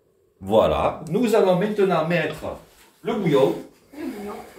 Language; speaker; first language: French; native; French